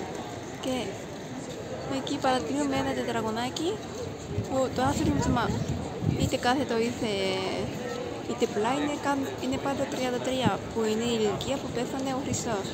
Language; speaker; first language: Greek; non-native, fluent; Japanese